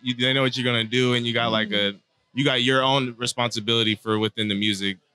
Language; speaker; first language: English; native; English